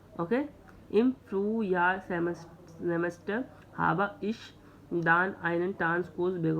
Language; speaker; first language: German; non-native, learner; Hindi